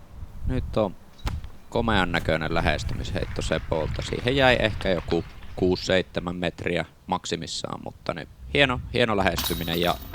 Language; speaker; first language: Finnish; native; Finnish